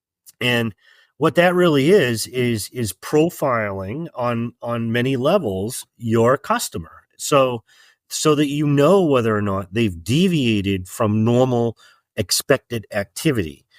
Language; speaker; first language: English; native; English